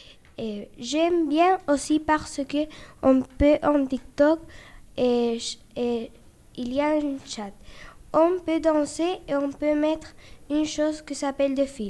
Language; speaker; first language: French; non-native, learner; Spanish